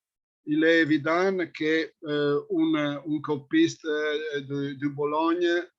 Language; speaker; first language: French; non-native, fluent; Italian